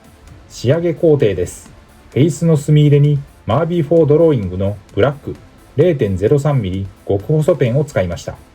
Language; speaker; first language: Japanese; native; Japanese